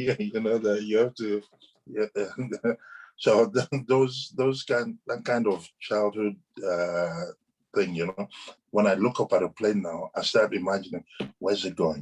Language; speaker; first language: English; non-native, local second language; Yoruba